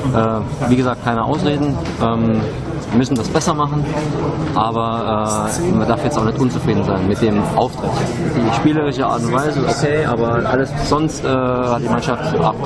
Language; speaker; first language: German; native; German